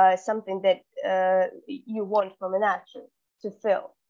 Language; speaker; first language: English; non-native, fluent; Russian